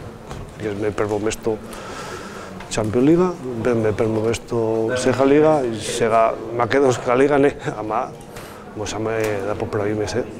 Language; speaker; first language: Macedonian; non-native, learner; Spanish